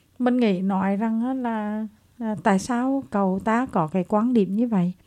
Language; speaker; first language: Vietnamese; native; Vietnamese